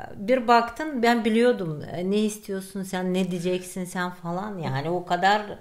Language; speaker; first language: Turkish; non-native, fluent; Gagauz